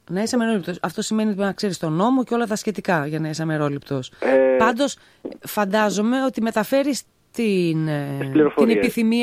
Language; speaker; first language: Greek; native; Greek